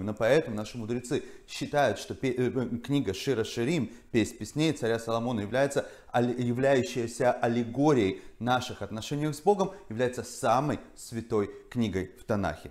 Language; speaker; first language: Russian; native; Russian